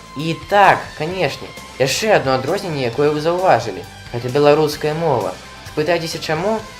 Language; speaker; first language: Belarusian; non-native, local second language; Russian